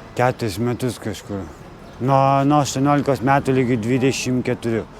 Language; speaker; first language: Lithuanian; native; Lithuanian